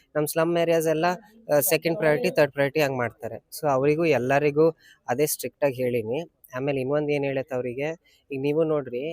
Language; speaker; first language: Kannada; non-native, local second language; Urdu